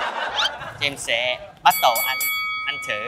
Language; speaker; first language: Vietnamese; early bilingual, other home language; Korean